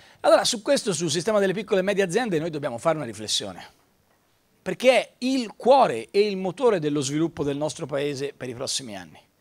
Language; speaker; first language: Italian; native; Italian